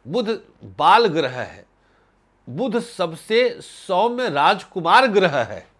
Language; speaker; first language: Hindi; native; Hindi